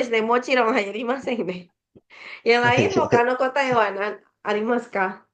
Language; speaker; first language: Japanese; non-native, fluent; Indonesian